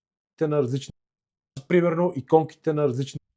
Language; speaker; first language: Bulgarian; native; Bulgarian